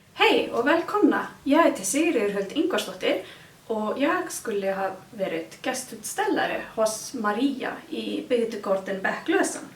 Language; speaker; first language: Swedish; non-native, fluent; Icelandic